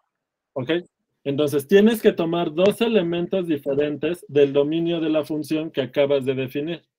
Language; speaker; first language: Spanish; native; Spanish